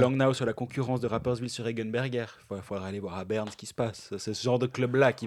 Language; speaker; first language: French; native; French